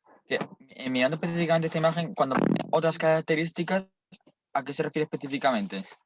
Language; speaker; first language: Spanish; native; Spanish